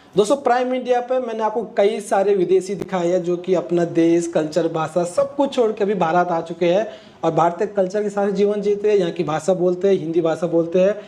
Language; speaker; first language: Hindi; native; Hindi